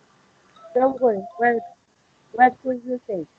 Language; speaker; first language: English; non-native, learner; Spanish